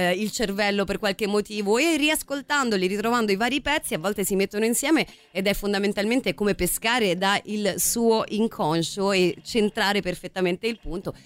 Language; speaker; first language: Italian; native; Italian